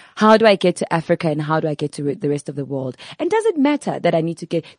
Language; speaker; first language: English; non-native, local second language; Zulu